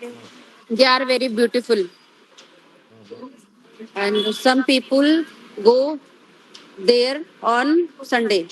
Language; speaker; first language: English; non-native, learner; Hindi